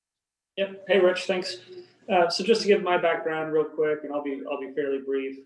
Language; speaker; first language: English; native; English